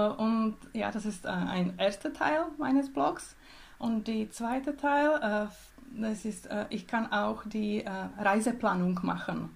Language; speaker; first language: German; non-native, learner; Czech